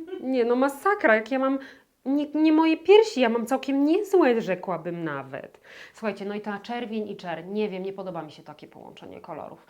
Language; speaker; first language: Polish; native; Polish